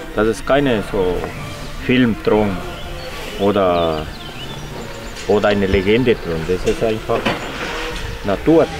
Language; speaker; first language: German; non-native, learner; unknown